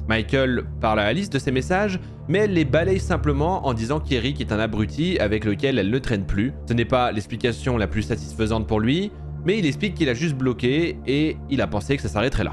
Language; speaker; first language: French; native; French